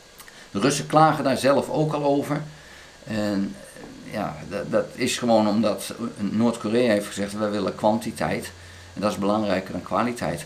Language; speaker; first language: Dutch; native; Dutch